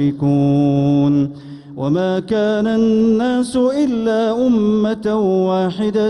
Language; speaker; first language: Arabic; native; Arabic